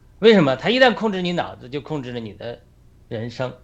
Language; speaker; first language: Chinese; native; Chinese